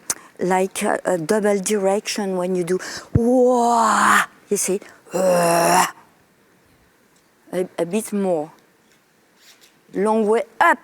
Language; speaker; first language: English; non-native, fluent; French